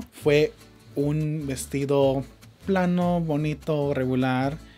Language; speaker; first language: Spanish; early bilingual, heritage; Spanish